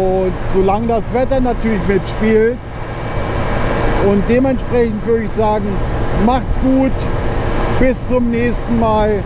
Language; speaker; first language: German; native; German